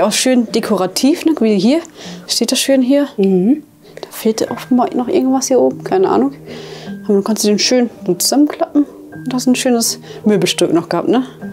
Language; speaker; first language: German; native; German